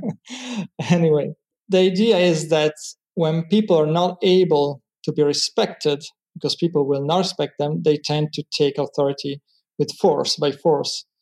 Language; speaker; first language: English; non-native, fluent; Italian